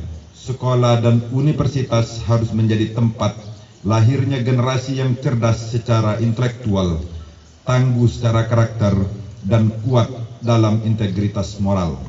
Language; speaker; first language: Indonesian; native; Indonesian